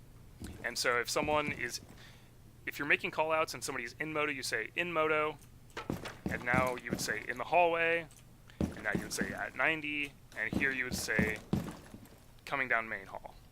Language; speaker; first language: English; native; English